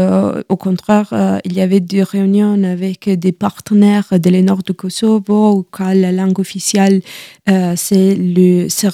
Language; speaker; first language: French; non-native, learner; Italian